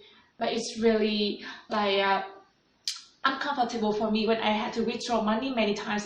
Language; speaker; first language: English; non-native, learner; Vietnamese